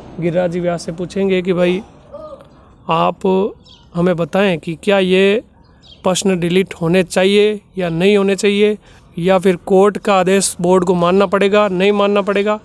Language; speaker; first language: Hindi; native; Hindi